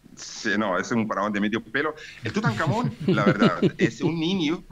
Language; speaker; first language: Spanish; non-native, fluent; Arabic